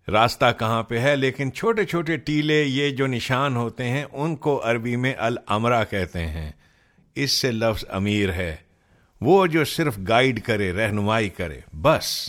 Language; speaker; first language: Urdu; native; Urdu